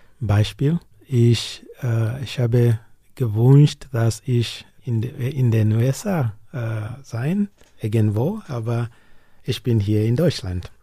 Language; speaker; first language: German; non-native, learner; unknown